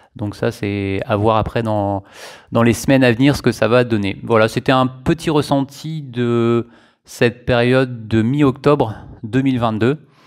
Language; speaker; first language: French; native; French